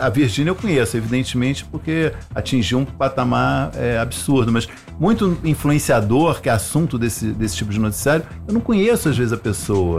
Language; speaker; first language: Portuguese; native; Portuguese